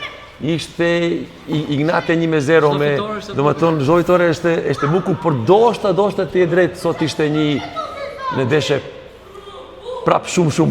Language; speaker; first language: Albanian; non-native, learner; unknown